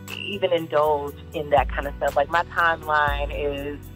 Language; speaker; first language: English; native; English